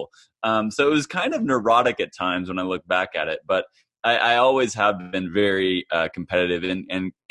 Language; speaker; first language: English; native; English